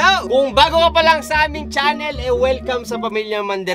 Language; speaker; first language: Filipino; native; Filipino